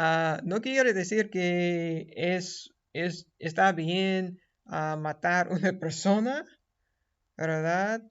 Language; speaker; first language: Spanish; non-native, fluent; English